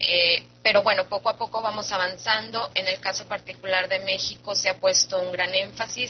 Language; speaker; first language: Spanish; native; Spanish